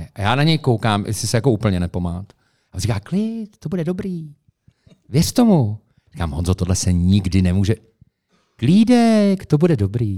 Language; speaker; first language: Czech; native; Czech